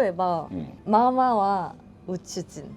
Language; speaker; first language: Japanese; non-native, learner; Korean